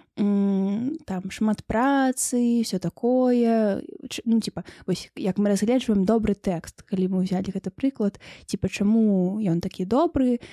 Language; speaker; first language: Belarusian; non-native, local second language; Russian